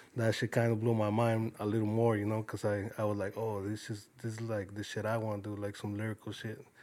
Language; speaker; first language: English; early bilingual, other home language; Spanish